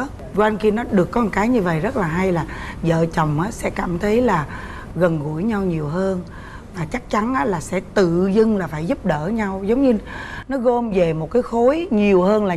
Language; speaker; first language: Vietnamese; native; Vietnamese